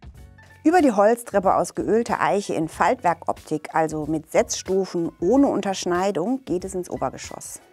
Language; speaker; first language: German; native; German